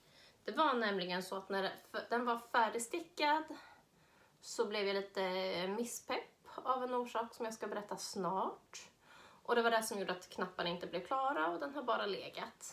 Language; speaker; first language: Swedish; native; Swedish